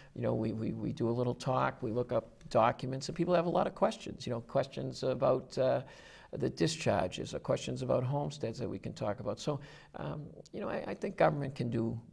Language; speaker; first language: English; native; English